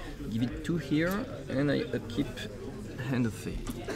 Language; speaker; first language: English; non-native, learner; French